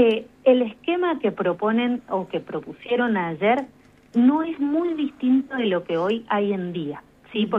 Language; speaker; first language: Spanish; native; Spanish